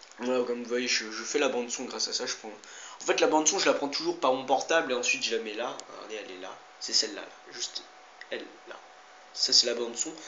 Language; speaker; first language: French; native; French